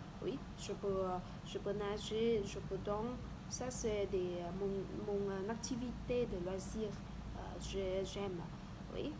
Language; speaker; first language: French; non-native, learner; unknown